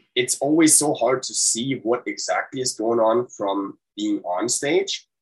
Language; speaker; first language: English; non-native, fluent; German